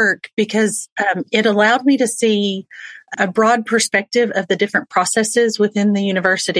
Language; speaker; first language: English; native; English